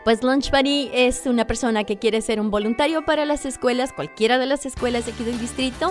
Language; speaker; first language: Spanish; native; Spanish